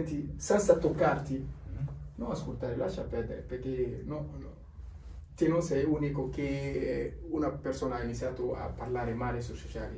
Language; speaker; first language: Italian; non-native, learner; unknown